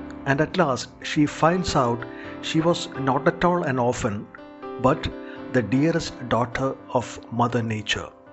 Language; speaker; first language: English; non-native, local second language; Malayalam